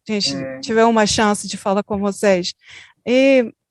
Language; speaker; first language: Portuguese; non-native, learner; Turkish